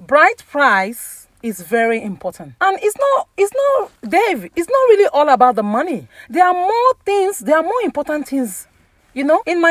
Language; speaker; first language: English; non-native, local second language; Yoruba